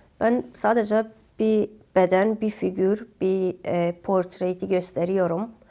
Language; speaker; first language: Turkish; non-native, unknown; Kurdish